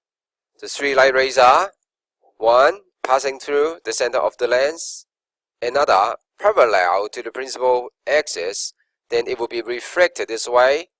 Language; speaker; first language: English; non-native, local second language; Cantonese